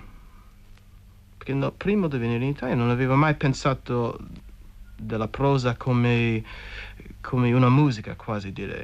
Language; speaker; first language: Italian; non-native, fluent; English